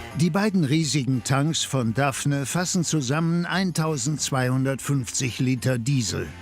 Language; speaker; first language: German; native; German